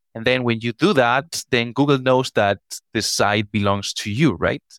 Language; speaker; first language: English; non-native, fluent; Spanish